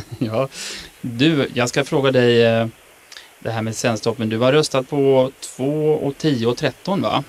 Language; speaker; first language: Swedish; native; Swedish